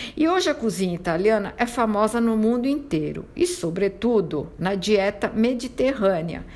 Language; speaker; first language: Portuguese; non-native, fluent; Italian